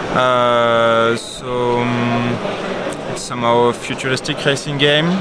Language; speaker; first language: English; non-native, learner; French